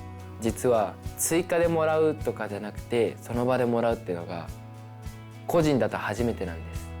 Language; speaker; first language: Japanese; native; Japanese